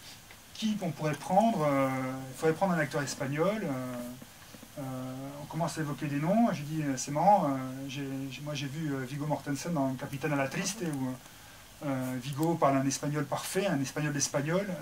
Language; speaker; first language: French; native; French